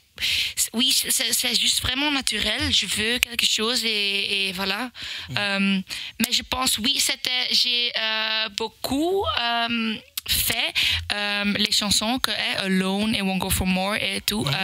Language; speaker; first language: French; non-native, local second language; Dutch